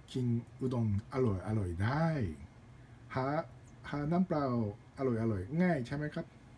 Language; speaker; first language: Thai; non-native, learner; Japanese